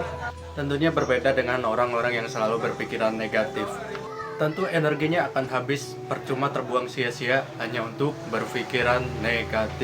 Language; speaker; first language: Indonesian; native; Indonesian